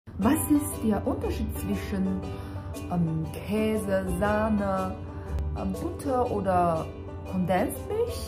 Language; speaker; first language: German; non-native, fluent; Chinese